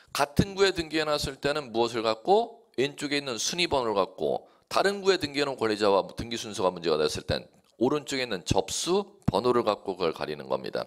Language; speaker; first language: Korean; native; Korean